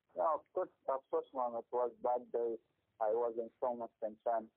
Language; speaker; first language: English; non-native, learner; Persian